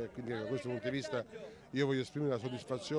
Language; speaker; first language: Italian; native; Italian